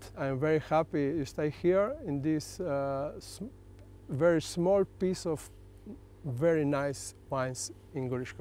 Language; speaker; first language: English; non-native, learner; Slovenian